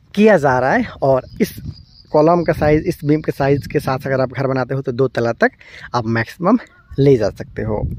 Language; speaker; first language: Hindi; native; Hindi